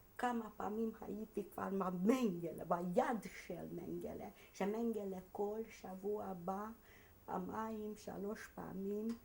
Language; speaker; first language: Hebrew; non-native, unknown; Hungarian